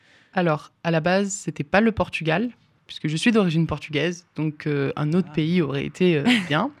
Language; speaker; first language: French; native; French